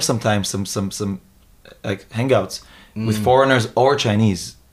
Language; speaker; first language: English; early bilingual, other home language; Hebrew